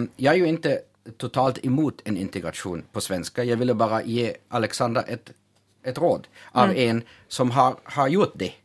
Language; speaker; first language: Swedish; non-native, fluent; German